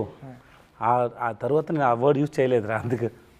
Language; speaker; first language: Telugu; non-native, learner; Tamil